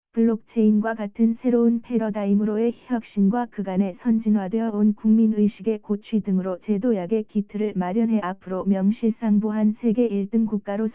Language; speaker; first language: Korean; native; Korean